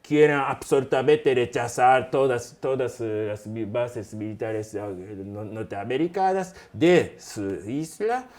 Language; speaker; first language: Spanish; non-native, fluent; Japanese